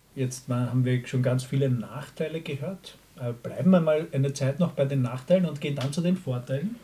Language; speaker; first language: German; native; German